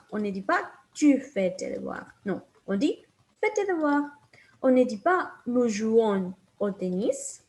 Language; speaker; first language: French; non-native, fluent; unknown